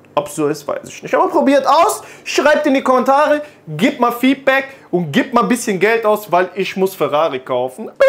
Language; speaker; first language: German; early bilingual, other home language; Italian